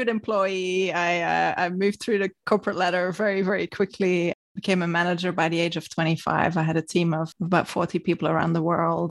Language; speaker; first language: English; non-native, fluent; Dutch